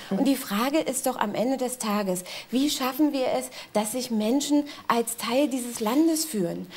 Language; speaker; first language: German; native; German